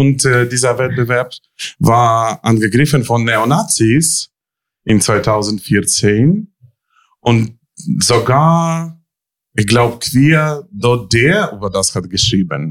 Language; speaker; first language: German; non-native, fluent; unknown